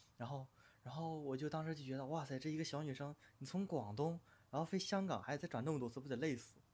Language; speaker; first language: Chinese; native; Chinese